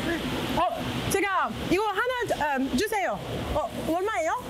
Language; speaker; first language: Korean; non-native, learner; English